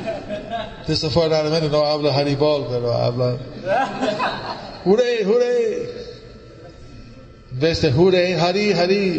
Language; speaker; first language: Spanish; non-native, learner; English